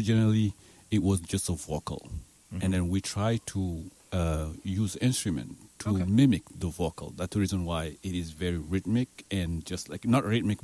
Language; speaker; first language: English; non-native, fluent; Fula